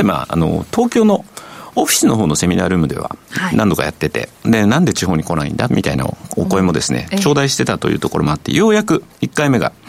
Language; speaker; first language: Japanese; native; Japanese